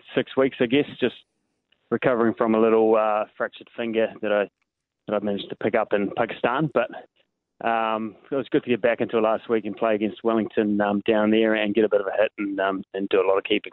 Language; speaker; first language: English; native; English